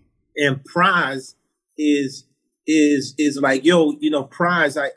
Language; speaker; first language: English; early bilingual, other home language; Haitian Creole